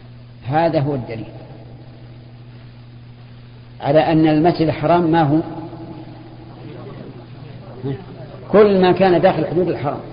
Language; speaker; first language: Arabic; native; Arabic